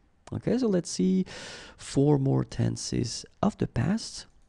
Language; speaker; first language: English; non-native, fluent; French